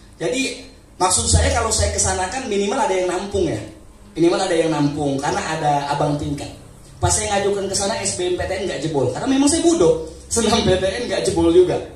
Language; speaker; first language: Indonesian; non-native, local second language; Sundanese